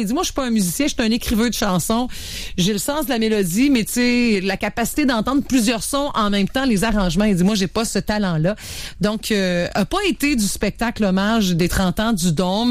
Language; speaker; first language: French; native; French